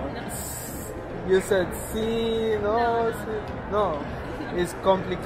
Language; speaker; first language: Spanish; non-native, learner; English